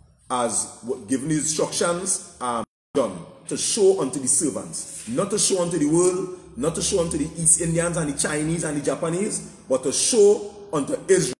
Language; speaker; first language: English; native; English